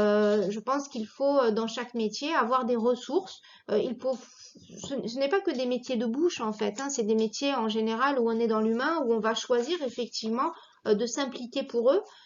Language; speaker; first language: French; native; French